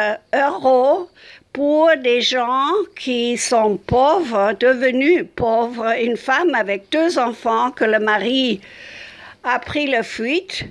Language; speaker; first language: French; non-native, fluent; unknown